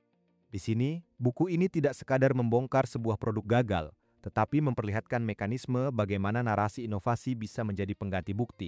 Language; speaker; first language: Indonesian; native; Indonesian